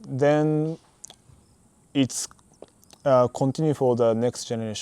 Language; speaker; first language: English; non-native, learner; Japanese